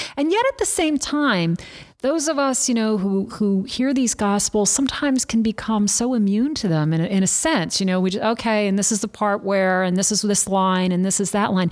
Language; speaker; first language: English; native; English